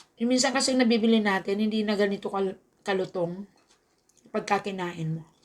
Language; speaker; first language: Filipino; native; Filipino